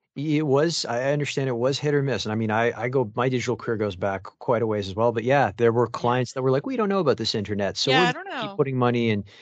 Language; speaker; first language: English; native; English